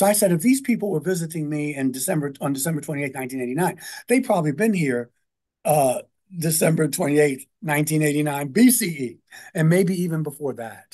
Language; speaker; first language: English; native; English